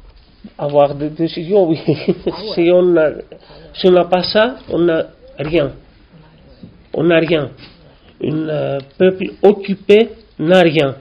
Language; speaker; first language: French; non-native, learner; Greek